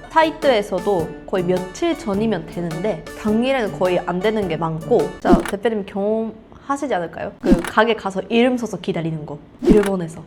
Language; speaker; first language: Korean; non-native, fluent; Japanese